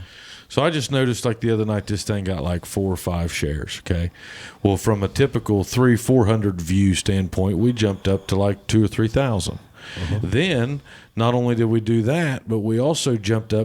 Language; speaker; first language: English; native; English